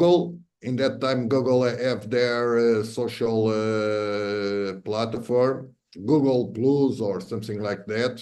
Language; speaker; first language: English; non-native, fluent; Portuguese